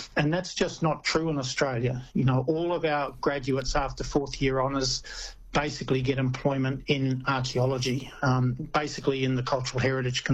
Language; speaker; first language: English; native; English